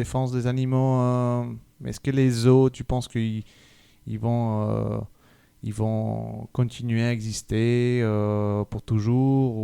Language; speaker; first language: French; native; French